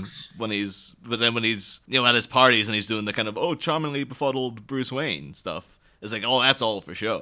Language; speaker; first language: English; native; English